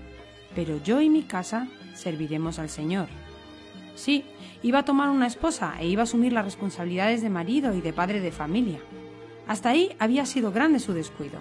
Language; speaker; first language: Spanish; native; Spanish